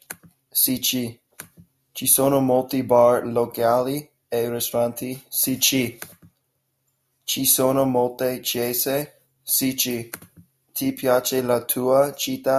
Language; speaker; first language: Italian; non-native, learner; English